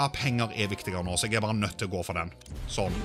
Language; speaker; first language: Norwegian; native; Norwegian